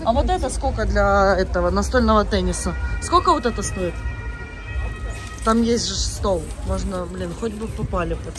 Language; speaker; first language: Russian; non-native, local second language; Ukrainian